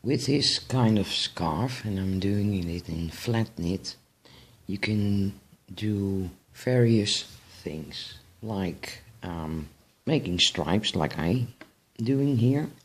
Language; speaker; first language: English; non-native, fluent; Dutch